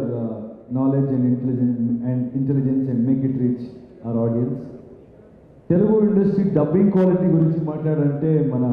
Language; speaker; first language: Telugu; non-native, learner; Kannada